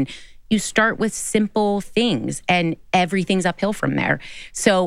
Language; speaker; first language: English; native; English